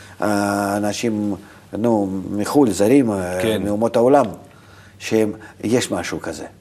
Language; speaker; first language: Hebrew; non-native, fluent; Russian